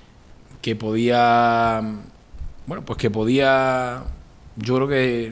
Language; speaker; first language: Spanish; native; Spanish